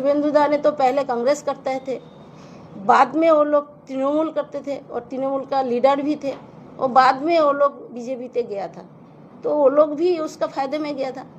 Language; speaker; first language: Hindi; non-native, local second language; Bangla